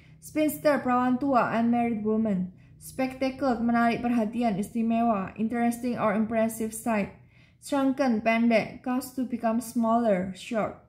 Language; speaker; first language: English; non-native, learner; Indonesian